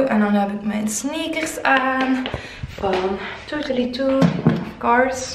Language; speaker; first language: Dutch; native; Dutch